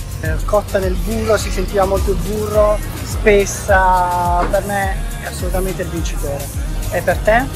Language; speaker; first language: Italian; native; Italian